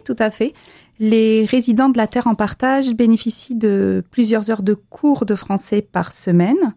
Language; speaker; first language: French; native; French